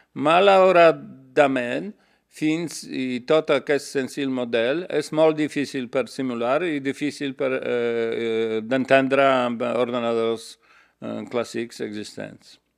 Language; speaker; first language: Catalan; non-native, learner; Polish